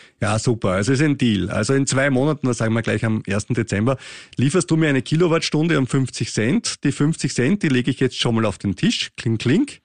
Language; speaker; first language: German; native; German